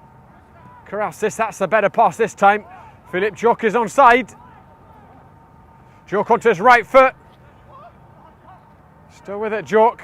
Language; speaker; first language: English; native; English